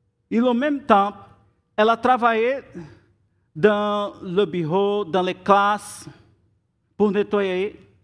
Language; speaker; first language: French; non-native, learner; Portuguese